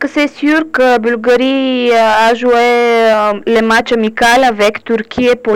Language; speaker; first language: French; non-native, learner; Bulgarian